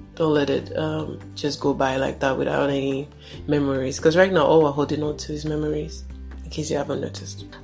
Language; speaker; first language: English; non-native, local second language; Yoruba